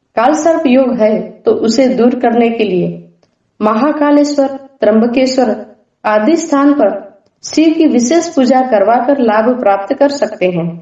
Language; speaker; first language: Hindi; non-native, local second language; Gujarati